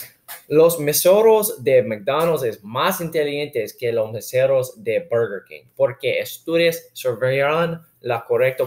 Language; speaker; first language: Spanish; non-native, learner; English